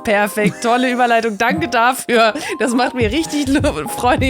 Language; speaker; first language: German; native; German